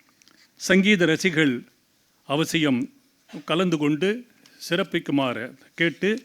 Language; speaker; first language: Tamil; native; Tamil